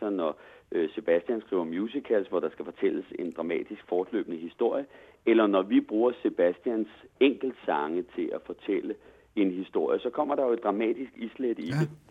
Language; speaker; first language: Danish; native; Danish